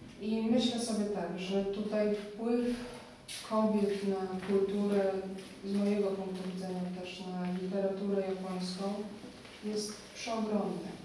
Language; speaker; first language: Polish; native; Polish